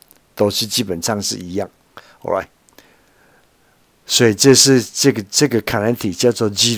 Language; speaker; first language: Chinese; native; Chinese